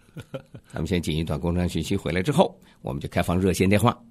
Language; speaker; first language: Chinese; native; Chinese